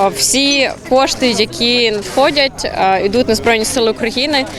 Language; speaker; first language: Ukrainian; native; Ukrainian